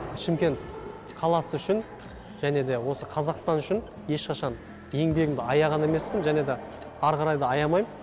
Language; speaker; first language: Kazakh; non-native, local second language; Russian